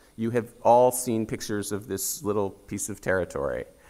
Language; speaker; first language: English; native; English